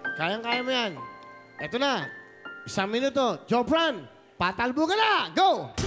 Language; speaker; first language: Filipino; native; Filipino